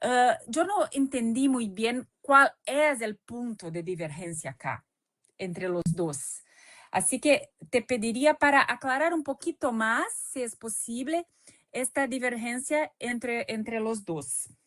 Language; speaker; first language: Spanish; non-native, fluent; Portuguese